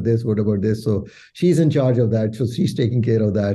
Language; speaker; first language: English; non-native, local second language; Urdu